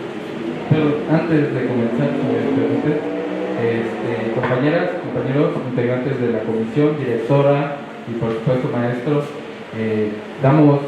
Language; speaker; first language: Spanish; native; Spanish